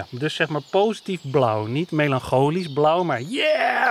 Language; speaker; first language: Dutch; native; Dutch